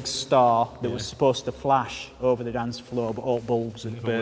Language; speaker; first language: English; native; English